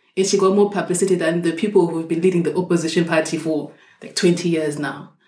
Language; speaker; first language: English; non-native, local second language; Shona